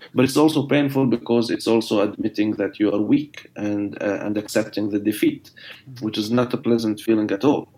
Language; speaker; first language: English; non-native, fluent; Arabic